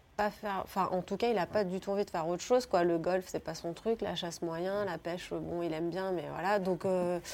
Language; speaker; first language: French; native; French